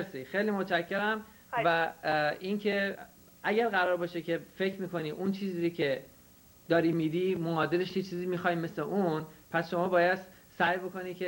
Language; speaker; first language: Persian; native; Persian